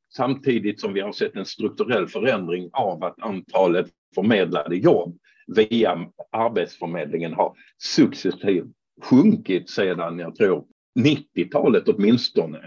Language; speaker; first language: Swedish; non-native, fluent; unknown